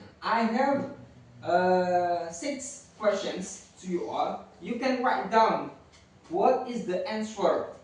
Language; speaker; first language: English; non-native, learner; Indonesian